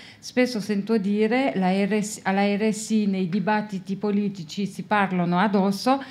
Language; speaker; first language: Italian; non-native, local second language; French